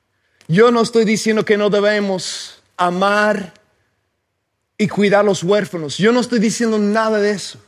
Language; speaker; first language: Spanish; non-native, fluent; English